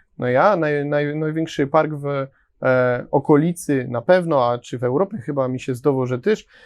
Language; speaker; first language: Polish; native; Polish